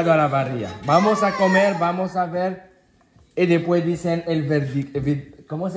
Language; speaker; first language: Spanish; non-native, learner; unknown